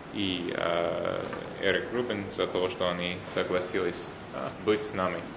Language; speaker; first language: Russian; non-native, fluent; English